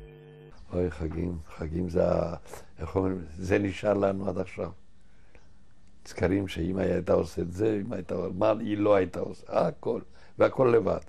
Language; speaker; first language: Hebrew; non-native, fluent; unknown